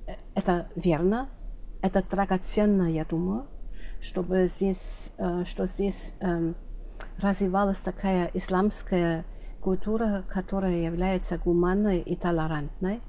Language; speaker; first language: Russian; non-native, fluent; German